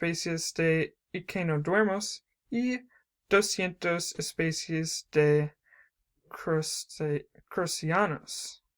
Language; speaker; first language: Spanish; non-native, learner; English